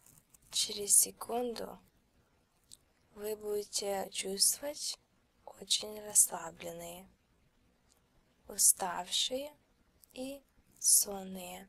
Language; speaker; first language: Russian; early bilingual, heritage; Russian